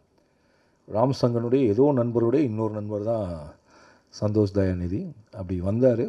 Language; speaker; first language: Tamil; native; Tamil